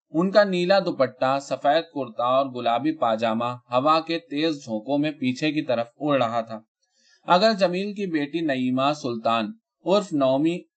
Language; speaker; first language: Urdu; native; Urdu